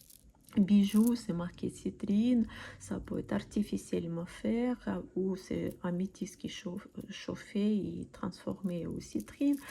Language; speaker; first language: French; non-native, learner; Russian